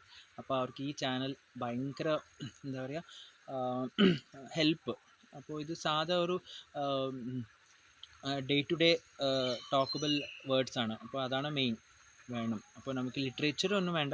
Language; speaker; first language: Malayalam; non-native, local second language; Kannada